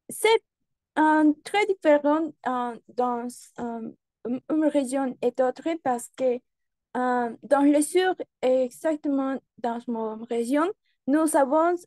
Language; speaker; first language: French; non-native, learner; Spanish